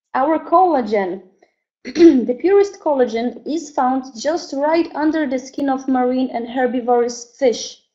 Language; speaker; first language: English; non-native, fluent; Polish